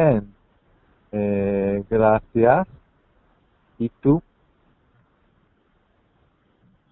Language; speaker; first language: Spanish; non-native, learner; English